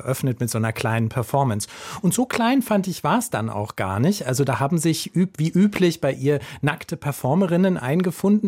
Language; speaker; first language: German; native; German